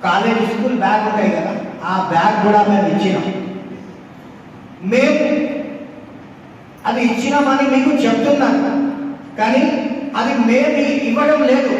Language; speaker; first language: Telugu; non-native, local second language; Urdu